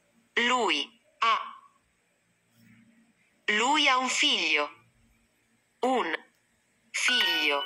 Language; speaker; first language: Italian; non-native, learner; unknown